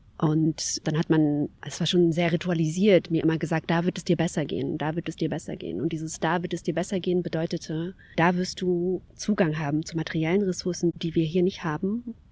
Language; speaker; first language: German; early bilingual, other home language; Kabyle